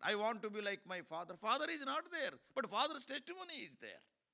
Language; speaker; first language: English; non-native, local second language; Telugu